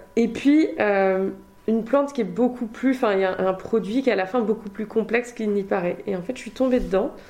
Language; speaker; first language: French; native; French